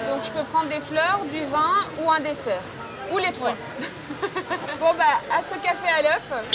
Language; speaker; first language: French; native; French